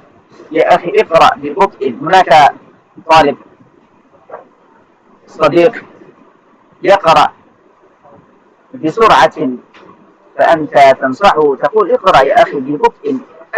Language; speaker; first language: Arabic; non-native, fluent; Bangla